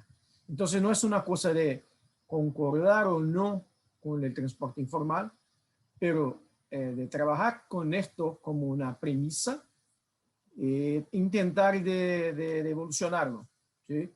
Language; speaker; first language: Spanish; non-native, fluent; Portuguese